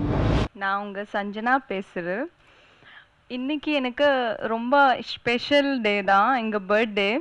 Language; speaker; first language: Tamil; non-native, local second language; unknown